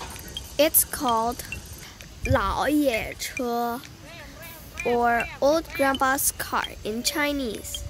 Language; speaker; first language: English; non-native, fluent; Indonesian